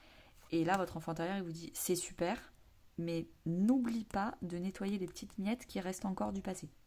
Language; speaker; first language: French; native; French